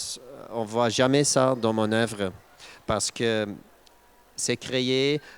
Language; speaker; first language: French; non-native, local second language; Dutch